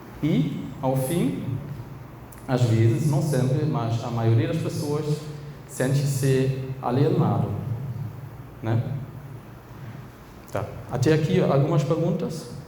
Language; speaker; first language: Portuguese; non-native, fluent; German